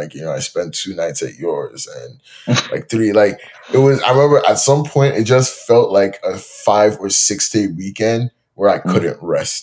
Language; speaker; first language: English; non-native, local second language; Yoruba